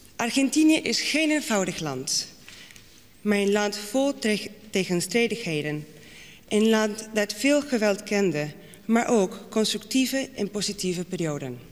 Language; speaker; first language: Dutch; non-native, fluent; Spanish